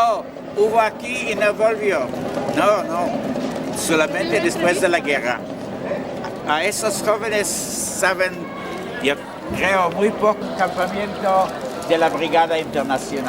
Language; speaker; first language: Spanish; non-native, learner; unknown